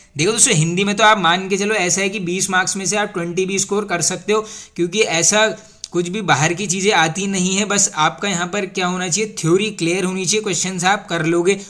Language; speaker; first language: Hindi; native; Hindi